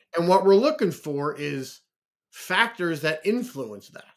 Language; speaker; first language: English; native; English